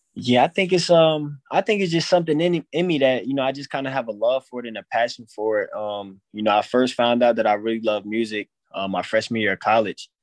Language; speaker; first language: English; native; English